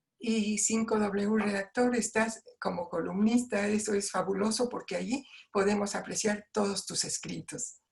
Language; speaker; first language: Spanish; native; Spanish